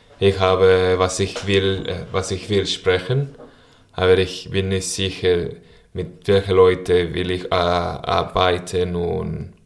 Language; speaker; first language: German; non-native, learner; Spanish